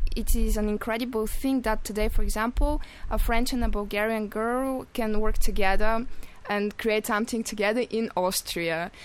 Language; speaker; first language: English; non-native, fluent; Bulgarian